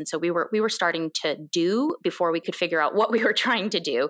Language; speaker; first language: English; early bilingual, other home language; Korean